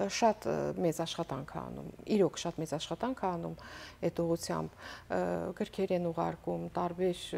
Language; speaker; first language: Armenian; native; Armenian